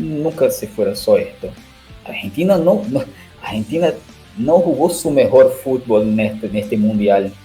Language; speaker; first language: Spanish; non-native, learner; Portuguese